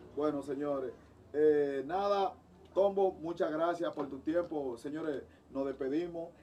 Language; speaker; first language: Spanish; native; Spanish